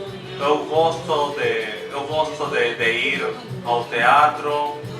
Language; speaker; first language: Portuguese; non-native, learner; Spanish